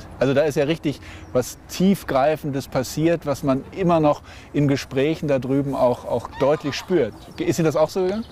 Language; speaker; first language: German; native; German